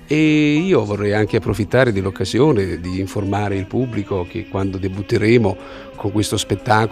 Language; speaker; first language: Italian; native; Italian